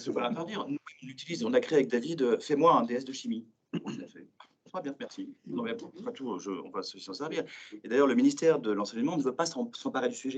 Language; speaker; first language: French; native; French